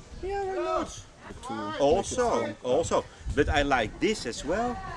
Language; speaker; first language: English; non-native, fluent; Dutch